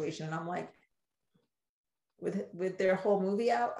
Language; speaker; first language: English; native; English